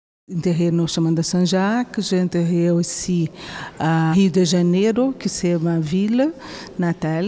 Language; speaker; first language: French; non-native, fluent; Portuguese